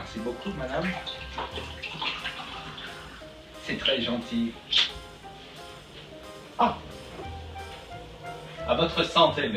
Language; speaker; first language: French; non-native, learner; English